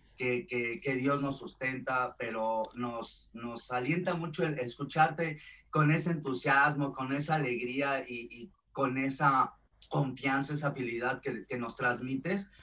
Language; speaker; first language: Spanish; native; Spanish